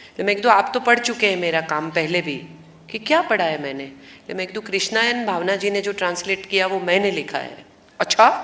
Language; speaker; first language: Hindi; non-native, local second language; Gujarati